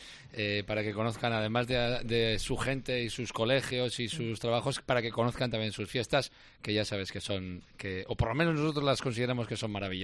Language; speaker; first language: Spanish; native; Spanish